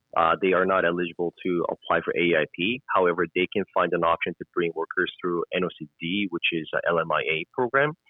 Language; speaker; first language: English; non-native, fluent; Korean